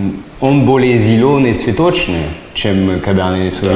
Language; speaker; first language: Russian; non-native, fluent; French